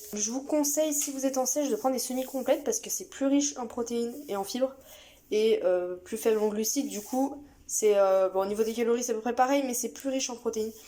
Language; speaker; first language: French; native; French